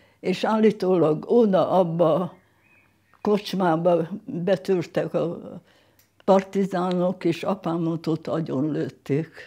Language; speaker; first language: Hungarian; non-native, local second language; German